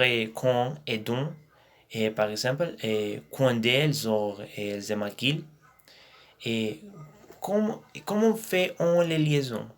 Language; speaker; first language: French; non-native, learner; Spanish